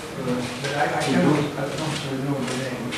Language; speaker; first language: English; non-native, fluent; Swedish